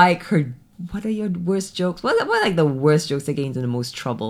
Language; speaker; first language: English; native; English